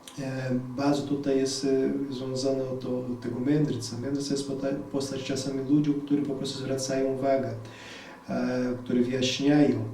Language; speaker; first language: Polish; non-native, fluent; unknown